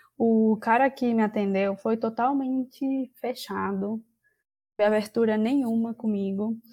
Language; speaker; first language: Portuguese; non-native, fluent; Spanish